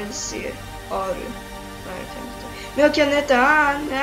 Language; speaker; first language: Swedish; early bilingual, other home language; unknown